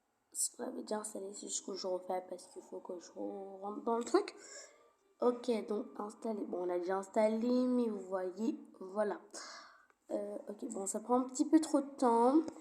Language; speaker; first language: French; native; French